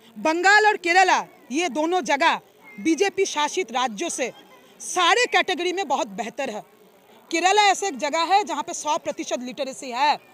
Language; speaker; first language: Hindi; non-native, local second language; Bangla